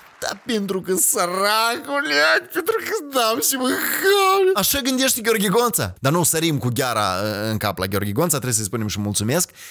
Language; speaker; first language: Romanian; native; Romanian